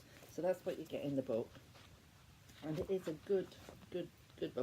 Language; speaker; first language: English; native; English